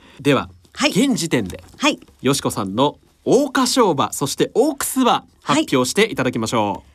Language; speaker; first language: Japanese; native; Japanese